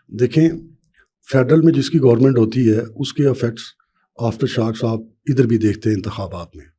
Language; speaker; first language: Urdu; non-native, local second language; Punjabi